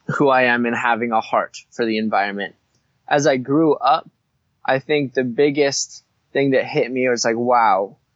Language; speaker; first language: English; native; English